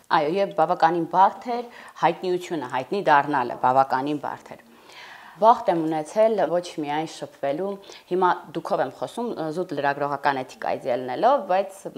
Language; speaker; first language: Armenian; native; Armenian